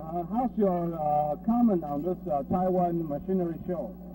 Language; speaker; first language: English; non-native, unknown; Chinese